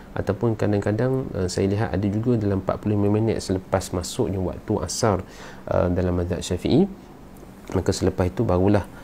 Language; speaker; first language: Malay; native; Malay